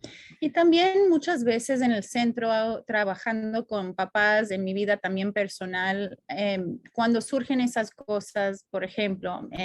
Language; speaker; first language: Spanish; non-native, fluent; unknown